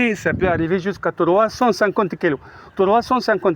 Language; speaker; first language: French; non-native, fluent; Arabic